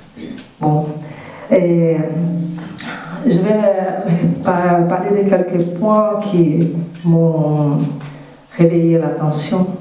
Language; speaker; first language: French; non-native, fluent; Portuguese